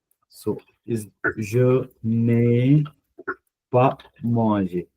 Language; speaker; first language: French; non-native, fluent; Punjabi